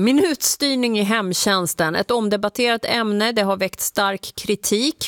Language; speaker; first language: Swedish; native; Swedish